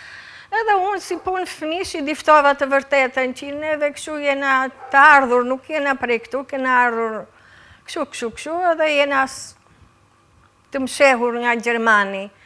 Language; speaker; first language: Albanian; early bilingual, other home language; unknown